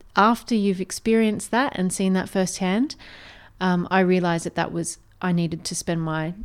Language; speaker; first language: English; native; English